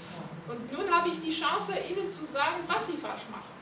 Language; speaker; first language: German; non-native, fluent; Hungarian